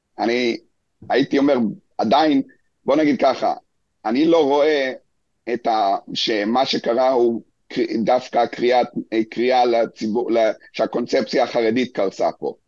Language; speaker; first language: Hebrew; native; Hebrew